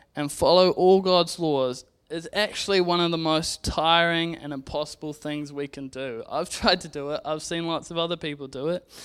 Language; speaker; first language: English; native; English